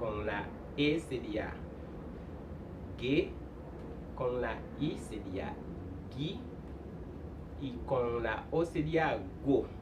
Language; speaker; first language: Spanish; non-native, fluent; Haitian Creole